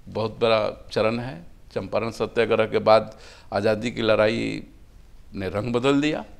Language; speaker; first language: Hindi; native; Hindi